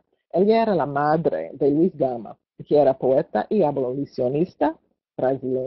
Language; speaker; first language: Spanish; non-native, fluent; English